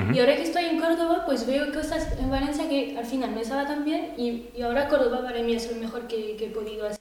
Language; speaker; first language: Spanish; non-native, fluent; French